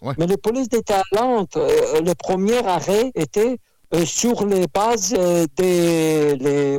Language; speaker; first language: French; non-native, fluent; Russian